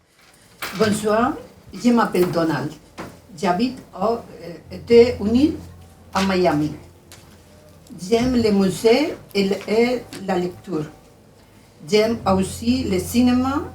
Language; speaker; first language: French; non-native, learner; Spanish